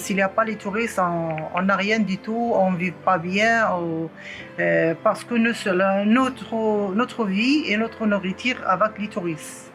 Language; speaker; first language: French; non-native, local second language; Arabic